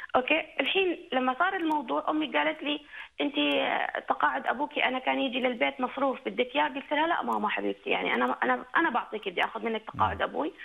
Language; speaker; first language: Arabic; native; Arabic